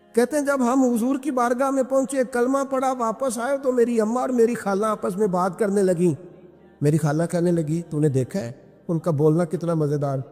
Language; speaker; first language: Urdu; non-native, local second language; Punjabi